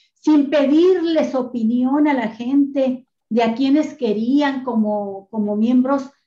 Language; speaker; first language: Spanish; native; Spanish